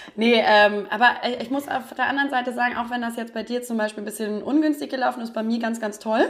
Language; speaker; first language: German; native; German